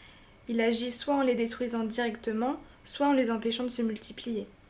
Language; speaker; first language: French; native; French